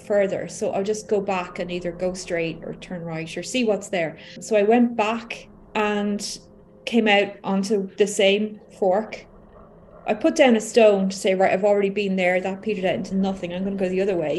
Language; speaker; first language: English; native; English